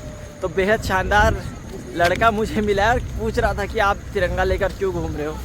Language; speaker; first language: Hindi; native; Hindi